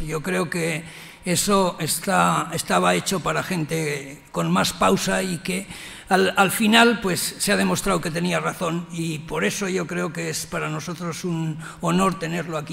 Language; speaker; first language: Spanish; native; Spanish